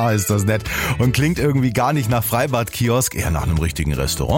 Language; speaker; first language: German; native; German